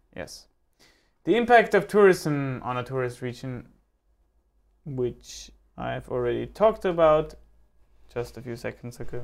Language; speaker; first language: English; non-native, fluent; German